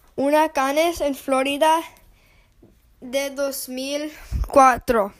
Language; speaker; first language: Spanish; non-native, learner; English